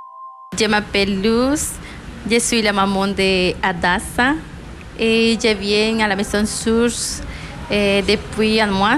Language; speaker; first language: French; non-native, learner; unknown